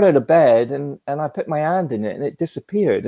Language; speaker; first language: English; native; English